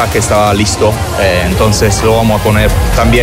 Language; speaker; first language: Spanish; non-native, learner; Italian